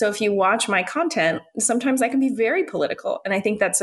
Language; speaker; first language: English; native; English